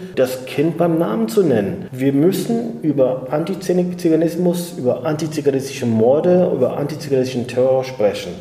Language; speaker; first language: German; native; German